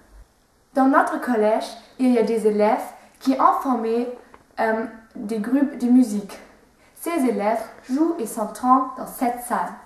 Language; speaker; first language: French; non-native, learner; German